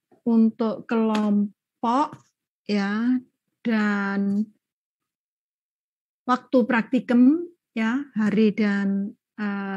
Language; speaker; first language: Indonesian; native; Indonesian